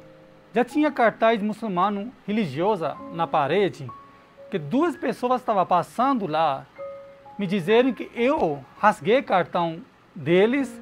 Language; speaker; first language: Portuguese; non-native, learner; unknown